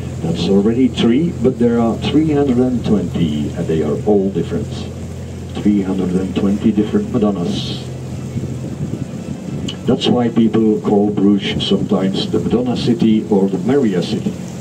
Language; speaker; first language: English; non-native, fluent; Dutch